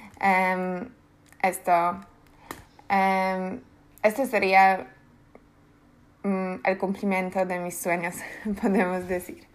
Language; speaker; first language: Spanish; non-native, learner; Polish